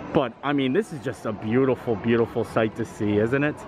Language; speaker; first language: English; native; English